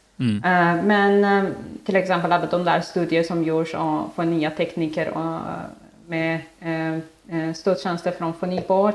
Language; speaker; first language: Swedish; non-native, fluent; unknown